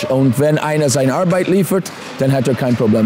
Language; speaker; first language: German; non-native, learner; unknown